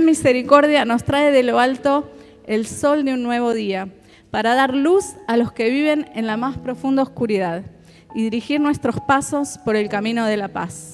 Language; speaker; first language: Spanish; native; Spanish